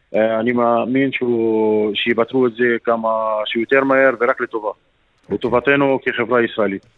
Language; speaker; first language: Hebrew; non-native, local second language; Arabic